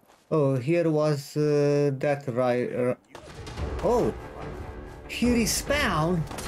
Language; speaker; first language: English; non-native, fluent; Romanian